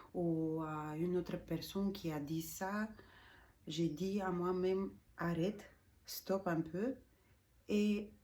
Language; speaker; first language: French; non-native, learner; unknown